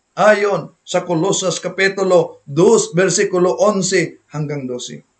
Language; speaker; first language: Filipino; non-native, local second language; Cebuano